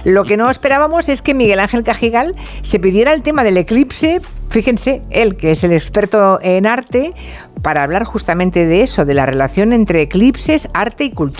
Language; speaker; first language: Spanish; native; Spanish